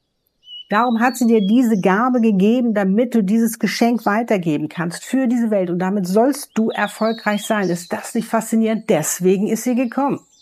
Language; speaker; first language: German; native; German